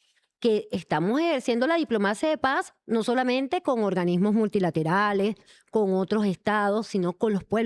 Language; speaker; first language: Spanish; native; Spanish